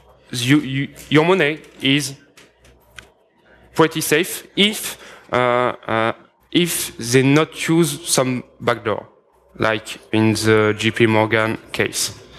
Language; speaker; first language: English; non-native, fluent; French